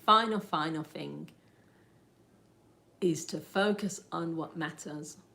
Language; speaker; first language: English; native; English